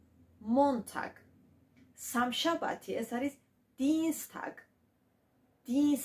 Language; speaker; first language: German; non-native, fluent; Georgian